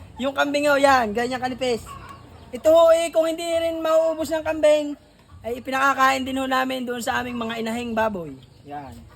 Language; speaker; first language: Filipino; native; Filipino